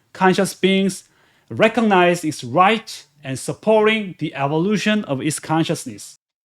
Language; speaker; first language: English; non-native, fluent; Korean